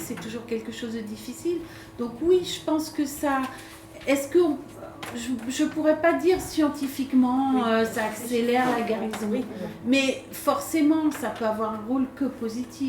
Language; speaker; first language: French; native; French